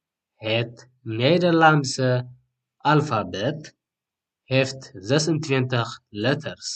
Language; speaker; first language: Dutch; non-native, learner; Tigrinya